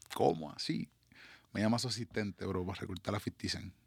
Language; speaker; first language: Spanish; native; Spanish